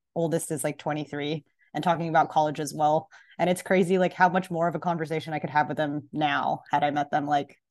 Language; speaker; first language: English; early bilingual, other home language; Filipino